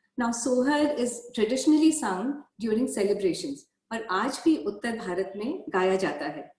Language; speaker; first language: Hindi; native; Hindi